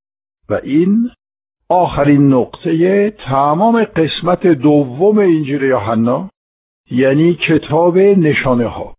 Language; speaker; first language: Persian; non-native, fluent; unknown